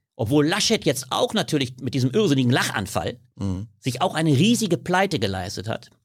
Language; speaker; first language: German; native; German